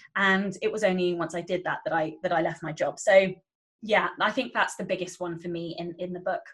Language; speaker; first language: English; native; English